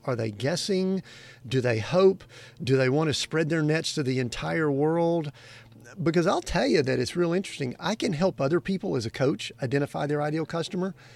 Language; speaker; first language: English; native; English